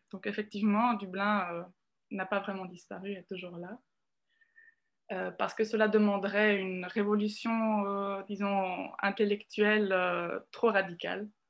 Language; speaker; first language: French; non-native, fluent; Italian